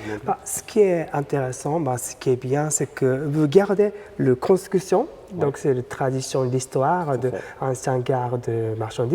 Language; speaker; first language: French; non-native, learner; Japanese